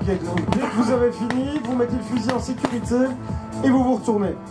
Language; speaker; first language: French; native; French